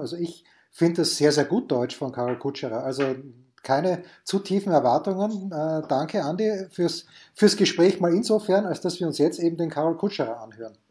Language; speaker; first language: German; native; German